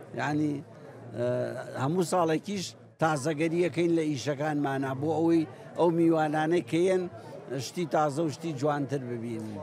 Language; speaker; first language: Central Kurdish; native; Central Kurdish